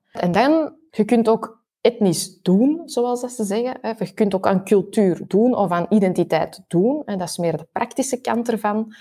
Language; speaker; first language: Dutch; native; Dutch